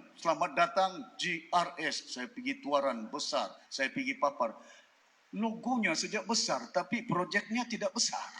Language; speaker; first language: Malay; native; Malay